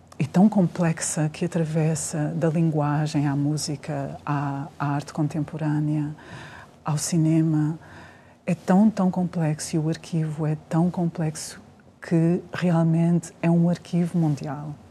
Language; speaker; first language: Portuguese; native; Portuguese